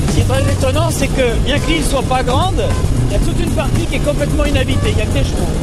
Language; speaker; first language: French; native; French